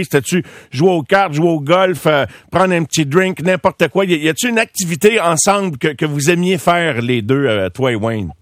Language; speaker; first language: French; native; French